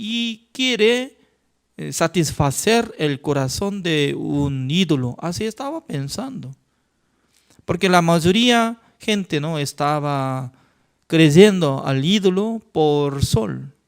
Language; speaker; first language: Spanish; non-native, fluent; Korean